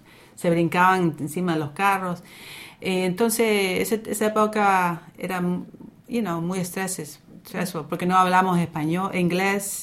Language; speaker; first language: Spanish; early bilingual, other home language; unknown